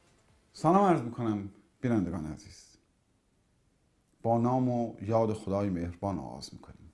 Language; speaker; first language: Persian; native; Persian